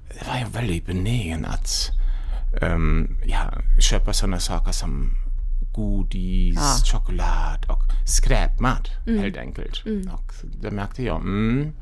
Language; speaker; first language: Swedish; non-native, fluent; German